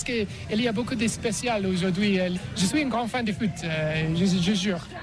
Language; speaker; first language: French; non-native, learner; English